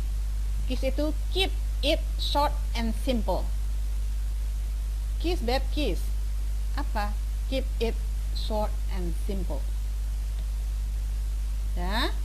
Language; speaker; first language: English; non-native, fluent; Indonesian